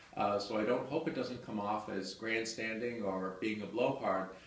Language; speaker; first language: English; native; English